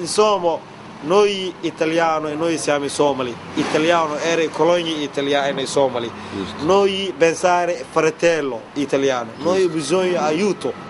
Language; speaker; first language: Italian; non-native, learner; Somali